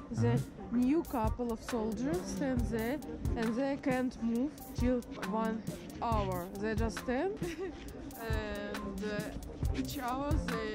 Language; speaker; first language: English; non-native, learner; Russian